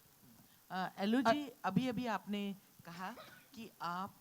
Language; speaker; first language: Hindi; native; Hindi